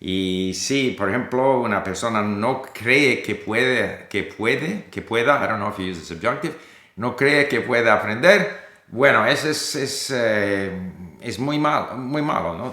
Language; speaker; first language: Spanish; non-native, fluent; English